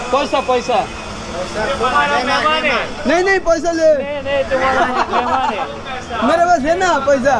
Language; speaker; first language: Hindi; non-native, learner; Bangla